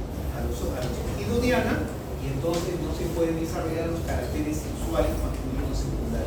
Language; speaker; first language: Spanish; native; Spanish